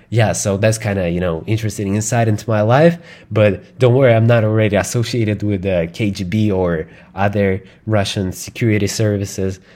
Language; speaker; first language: English; non-native, fluent; Russian